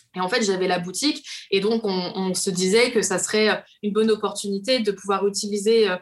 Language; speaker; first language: French; native; French